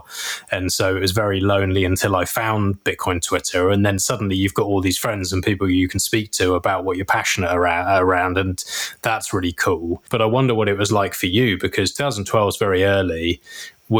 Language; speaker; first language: English; native; English